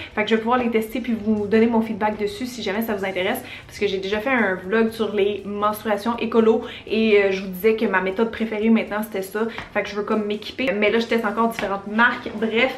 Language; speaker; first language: French; native; French